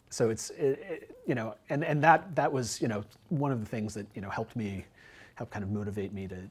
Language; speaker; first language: English; native; English